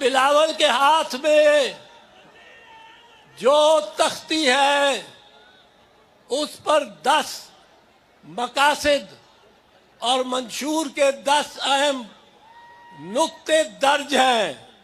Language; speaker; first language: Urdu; non-native, local second language; Punjabi